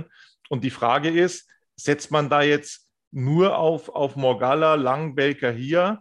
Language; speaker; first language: German; native; German